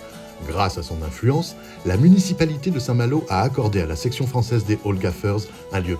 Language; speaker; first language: French; native; French